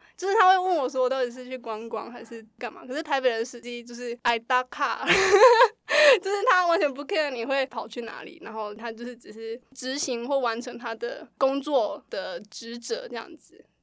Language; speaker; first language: Chinese; native; Chinese